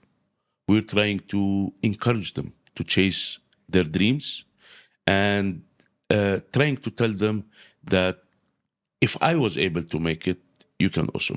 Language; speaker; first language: English; non-native, local second language; Arabic